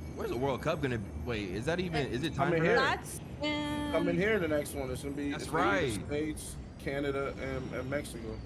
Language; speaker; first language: English; native; English